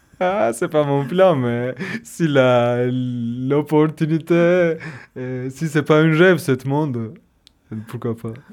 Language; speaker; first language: French; non-native, fluent; Kurdish